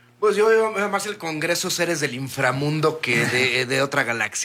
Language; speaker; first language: Spanish; native; Spanish